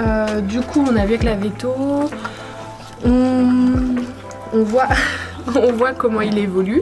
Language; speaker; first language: French; native; French